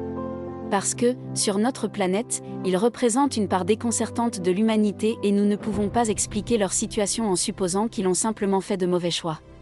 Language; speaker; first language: French; native; French